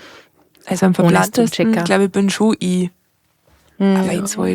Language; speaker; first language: German; native; German